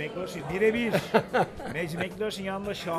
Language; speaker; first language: Turkish; native; Turkish